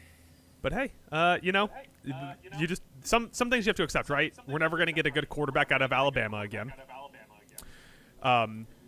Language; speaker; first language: English; native; English